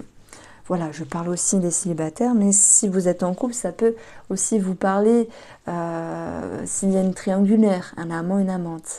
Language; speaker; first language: French; native; French